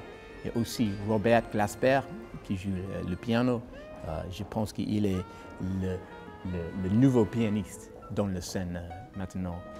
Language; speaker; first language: French; non-native, fluent; English